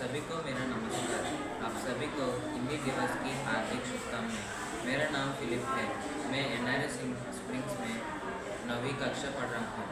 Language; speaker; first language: Hindi; non-native, local second language; Telugu